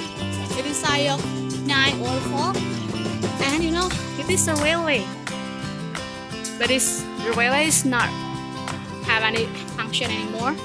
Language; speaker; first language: English; non-native, local second language; Indonesian